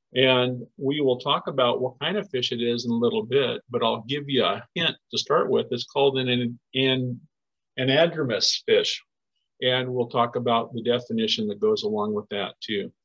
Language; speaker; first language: English; native; English